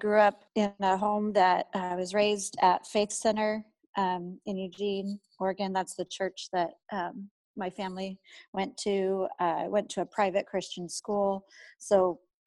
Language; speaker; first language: English; native; English